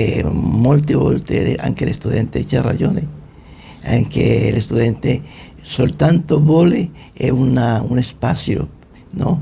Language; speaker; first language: Italian; non-native, fluent; Spanish